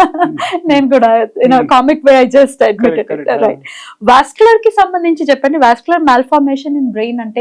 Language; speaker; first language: Telugu; native; Telugu